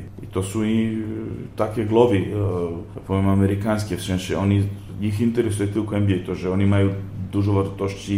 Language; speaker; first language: Polish; non-native, fluent; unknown